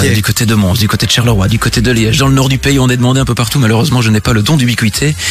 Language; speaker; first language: French; native; French